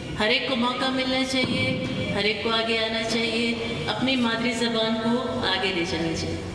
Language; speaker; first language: Urdu; non-native, local second language; Brahui